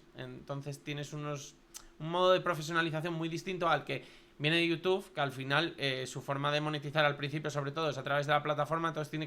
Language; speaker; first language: Spanish; native; Spanish